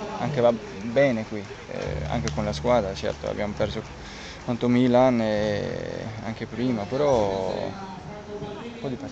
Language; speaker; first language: Italian; non-native, learner; Danish